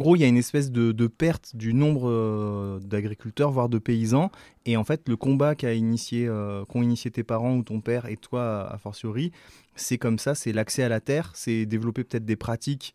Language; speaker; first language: French; native; French